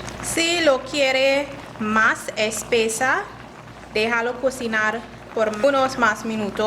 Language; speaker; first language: Spanish; non-native, learner; English